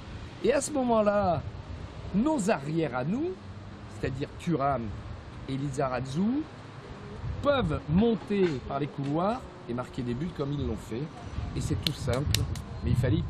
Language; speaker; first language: French; native; French